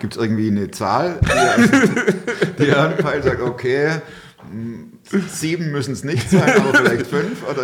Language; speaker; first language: German; native; German